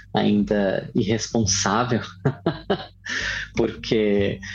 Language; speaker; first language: Portuguese; native; Portuguese